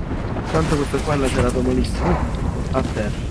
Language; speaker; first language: Italian; native; Italian